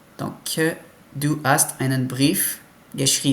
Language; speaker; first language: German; non-native, learner; French